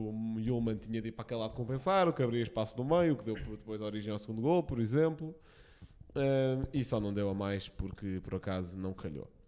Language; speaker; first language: Portuguese; native; Portuguese